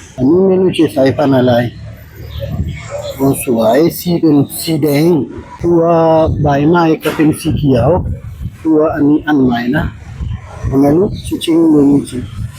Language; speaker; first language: Thai; native; Thai